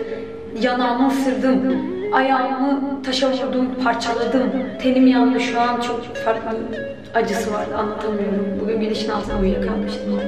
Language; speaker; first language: Turkish; native; Turkish